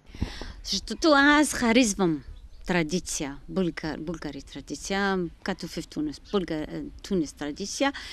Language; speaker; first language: Bulgarian; non-native, learner; Arabic